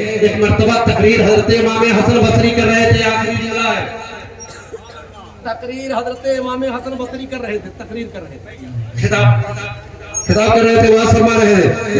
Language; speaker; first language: Hindi; native; Hindi